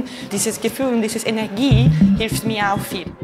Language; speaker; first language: German; non-native, fluent; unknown